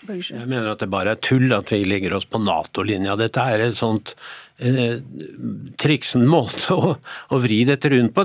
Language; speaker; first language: Norwegian; native; Norwegian